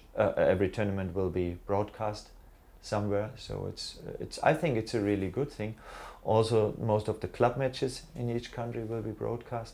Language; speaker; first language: English; non-native, fluent; German